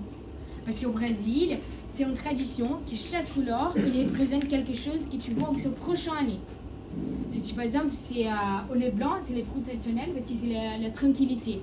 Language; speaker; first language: French; non-native, learner; Portuguese